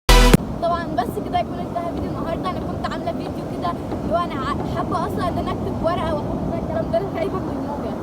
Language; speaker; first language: Arabic; native; Arabic